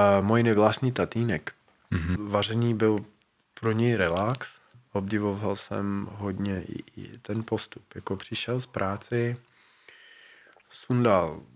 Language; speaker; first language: Czech; non-native, fluent; English